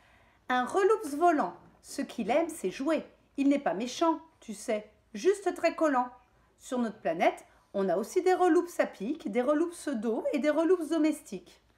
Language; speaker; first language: French; native; French